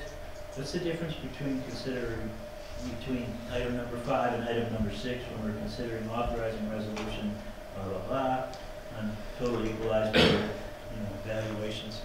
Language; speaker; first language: English; native; English